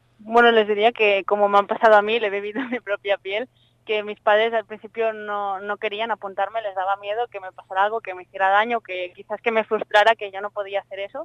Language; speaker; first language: Spanish; native; Spanish